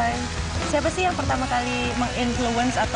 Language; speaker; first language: Indonesian; native; Indonesian